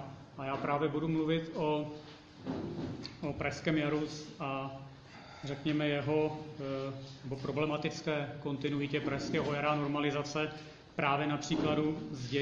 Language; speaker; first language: Czech; native; Czech